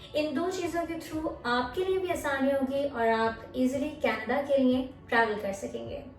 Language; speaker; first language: Urdu; native; Urdu